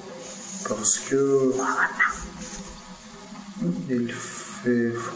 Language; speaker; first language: French; non-native, learner; Russian